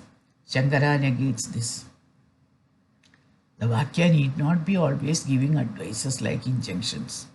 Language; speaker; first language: English; non-native, fluent; Malayalam